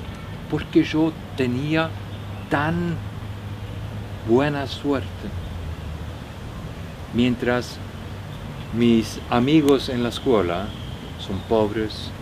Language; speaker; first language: Spanish; non-native, fluent; Norwegian